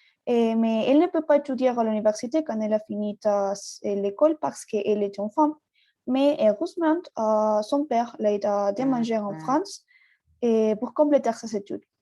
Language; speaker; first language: French; non-native, learner; Spanish